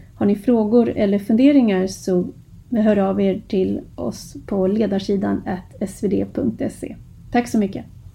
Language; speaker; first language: Swedish; native; Swedish